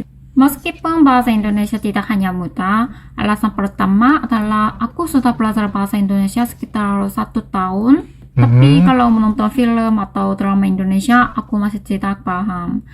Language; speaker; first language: Indonesian; non-native, learner; Korean